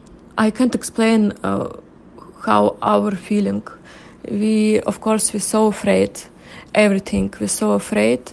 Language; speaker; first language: English; non-native, learner; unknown